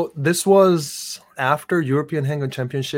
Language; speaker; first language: English; non-native, fluent; Korean